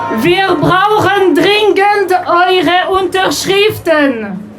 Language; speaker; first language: German; non-native, local second language; French